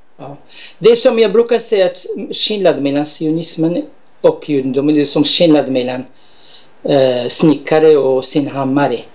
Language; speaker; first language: Swedish; non-native, fluent; Arabic